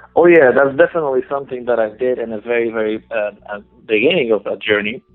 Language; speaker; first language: English; non-native, fluent; Polish